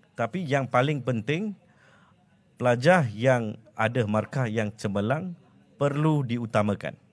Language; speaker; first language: Malay; non-native, local second language; Tamil